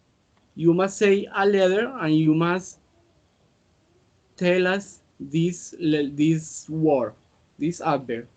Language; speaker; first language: English; non-native, learner; Spanish